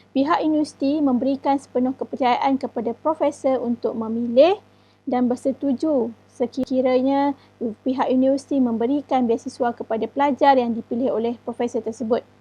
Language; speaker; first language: Malay; native; Malay